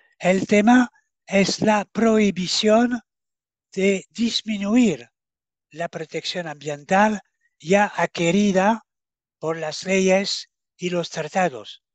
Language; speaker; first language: Spanish; non-native, fluent; French